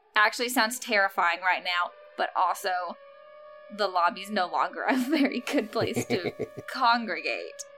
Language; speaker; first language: English; native; English